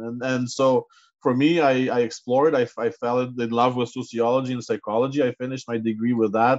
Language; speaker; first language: English; non-native, fluent; Ukrainian